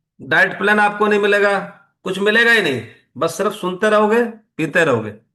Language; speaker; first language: Hindi; native; Hindi